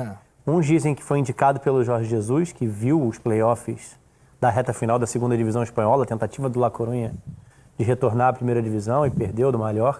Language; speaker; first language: Portuguese; native; Portuguese